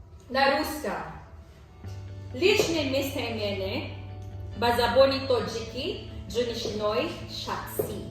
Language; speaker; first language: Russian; non-native, learner; Filipino